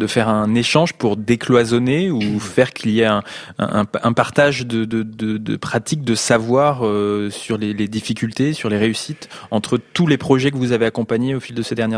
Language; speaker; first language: French; native; French